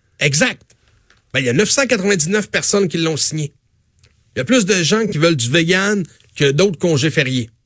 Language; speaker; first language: French; native; French